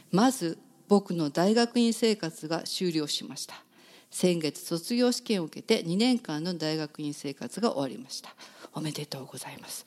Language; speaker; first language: Japanese; native; Japanese